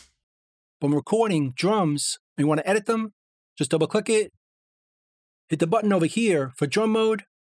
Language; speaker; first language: English; native; English